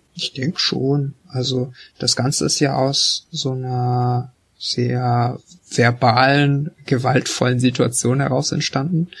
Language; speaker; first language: German; early bilingual, other home language; Korean